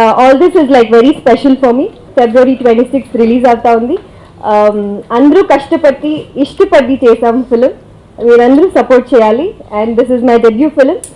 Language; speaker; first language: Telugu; non-native, fluent; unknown